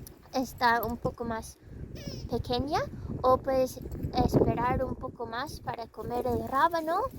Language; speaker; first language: Spanish; non-native, fluent; English